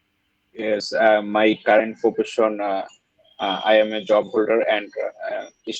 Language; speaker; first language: English; non-native, learner; Bangla